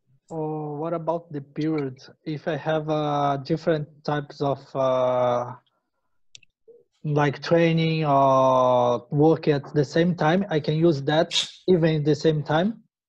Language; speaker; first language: English; non-native, learner; Portuguese